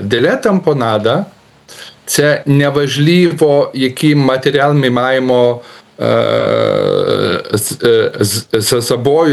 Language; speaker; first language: Ukrainian; non-native, learner; Lithuanian